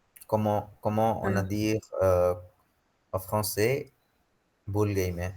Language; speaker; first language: French; non-native, fluent; Hindi